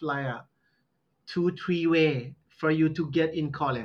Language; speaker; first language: English; non-native, learner; Thai